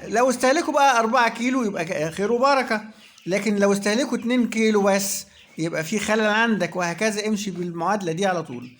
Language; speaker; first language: Arabic; native; Arabic